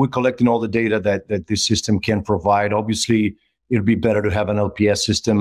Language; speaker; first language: English; non-native, fluent; Greek